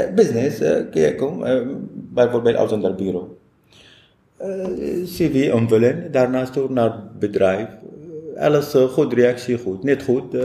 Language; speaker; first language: Dutch; non-native, learner; Arabic